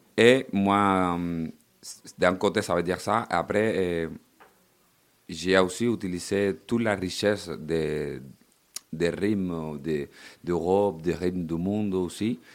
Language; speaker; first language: French; non-native, fluent; Spanish